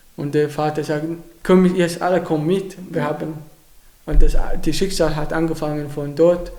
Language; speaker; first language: German; non-native, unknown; Arabic